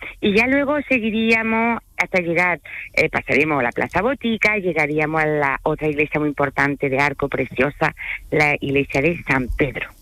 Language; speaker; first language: Spanish; early bilingual, other home language; French